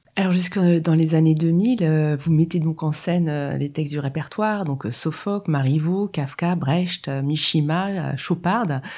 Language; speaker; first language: French; native; French